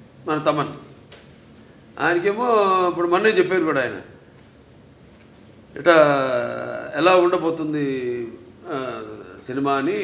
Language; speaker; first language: Telugu; native; Telugu